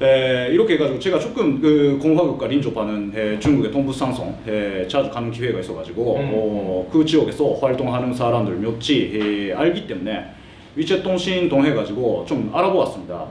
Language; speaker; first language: Korean; early bilingual, heritage; Korean